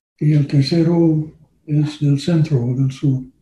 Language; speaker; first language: Spanish; non-native, learner; English